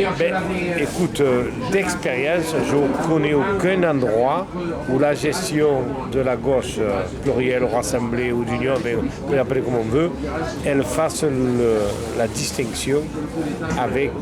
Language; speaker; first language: French; native; French